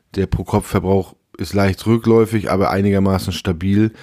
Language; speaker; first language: German; native; German